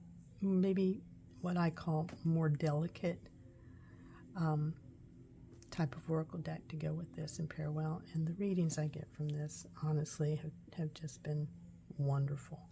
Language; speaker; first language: English; native; English